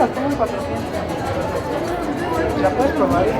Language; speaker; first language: Spanish; native; Spanish